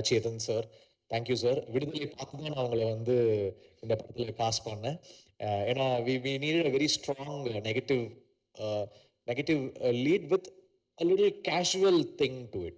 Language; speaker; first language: Tamil; native; Tamil